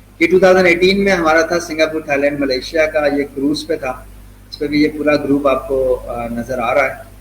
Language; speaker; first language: Urdu; native; Urdu